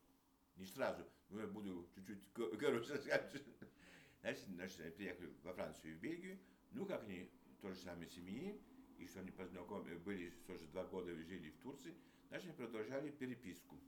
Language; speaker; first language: Russian; early bilingual, heritage; Russian